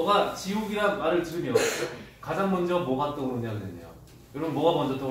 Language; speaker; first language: Korean; native; Korean